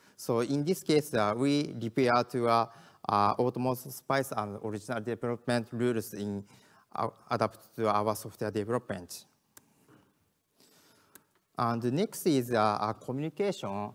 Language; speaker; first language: English; non-native, learner; Japanese